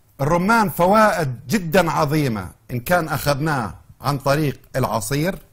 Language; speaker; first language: Arabic; native; Arabic